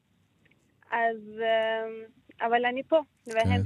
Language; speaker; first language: Hebrew; non-native, learner; Turkish